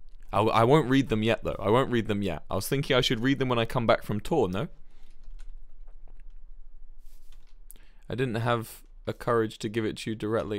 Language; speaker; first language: English; native; English